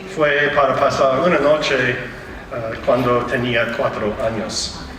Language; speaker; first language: Spanish; non-native, learner; English